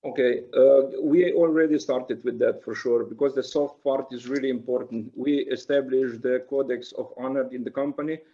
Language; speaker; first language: English; non-native, fluent; Slovenian